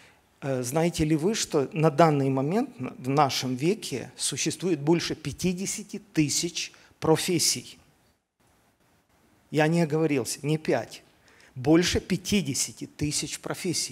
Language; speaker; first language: Russian; native; Russian